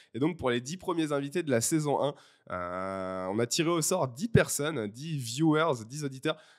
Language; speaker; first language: French; native; French